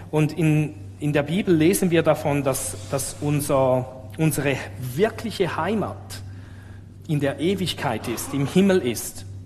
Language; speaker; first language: German; native; German